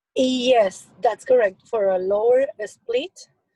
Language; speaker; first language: English; non-native, learner; Spanish